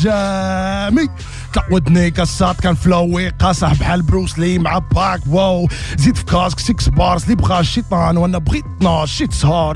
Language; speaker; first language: Arabic; native; Arabic